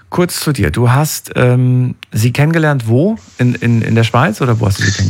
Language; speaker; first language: German; native; German